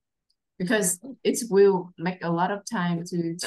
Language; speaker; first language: English; non-native, fluent; Vietnamese